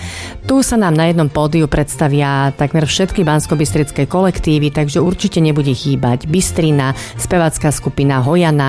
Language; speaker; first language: Slovak; native; Slovak